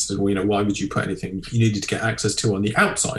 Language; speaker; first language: English; native; English